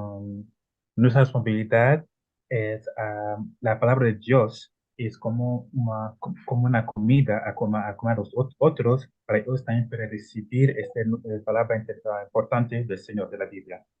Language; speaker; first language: Spanish; non-native, learner; Italian